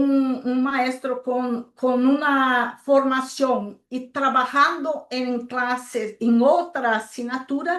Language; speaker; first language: Spanish; non-native, local second language; Portuguese